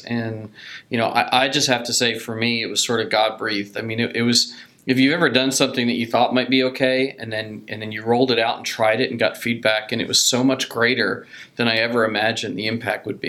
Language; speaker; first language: English; native; English